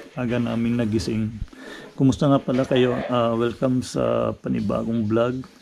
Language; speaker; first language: Filipino; non-native, local second language; Cebuano